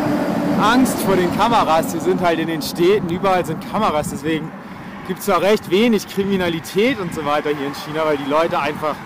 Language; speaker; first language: German; native; German